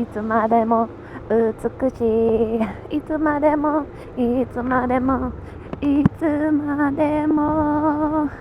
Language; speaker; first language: Japanese; non-native, learner; English